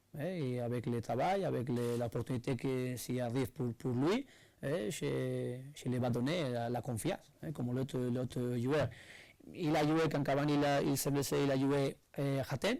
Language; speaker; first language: French; non-native, learner; Spanish